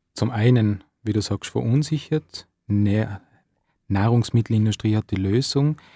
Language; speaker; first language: German; native; German